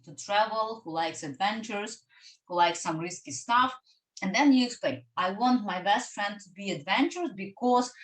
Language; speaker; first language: English; non-native, fluent; Ukrainian